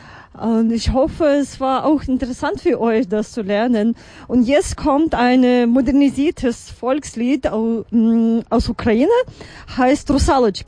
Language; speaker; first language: German; non-native, fluent; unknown